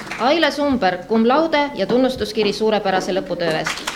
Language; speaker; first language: Estonian; native; Estonian